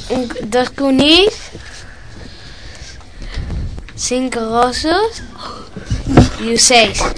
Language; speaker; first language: Catalan; early bilingual, other home language; Arabic